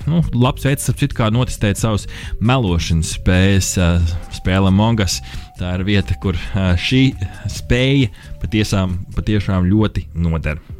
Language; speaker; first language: Latvian; native; Latvian